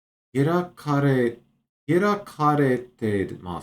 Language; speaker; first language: Japanese; non-native, learner; English